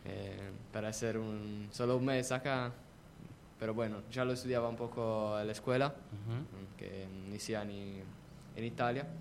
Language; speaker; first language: Spanish; non-native, learner; Italian